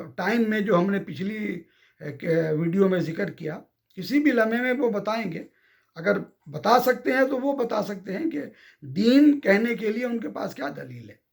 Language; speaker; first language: Urdu; native; Urdu